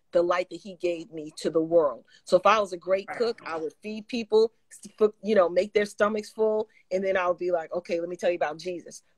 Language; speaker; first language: English; native; English